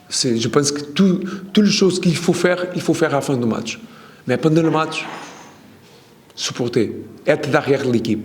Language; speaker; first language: French; non-native, learner; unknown